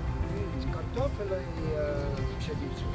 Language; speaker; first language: Russian; non-native, local second language; Estonian